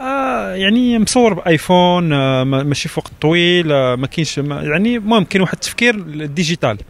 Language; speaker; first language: Arabic; native; Arabic